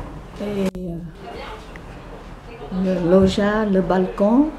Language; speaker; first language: French; non-native, fluent; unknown